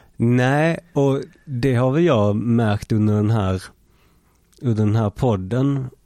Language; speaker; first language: Swedish; native; Swedish